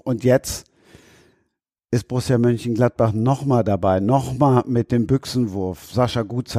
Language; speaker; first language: German; native; German